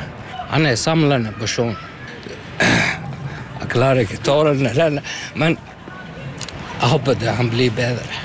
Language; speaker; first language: Norwegian; non-native, learner; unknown